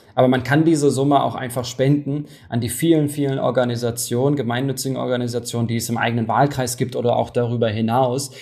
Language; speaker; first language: German; early bilingual, other home language; Turkish